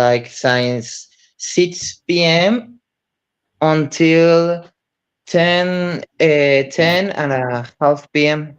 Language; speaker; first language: English; non-native, learner; Spanish